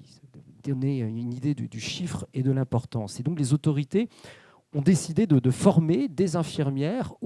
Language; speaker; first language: French; native; French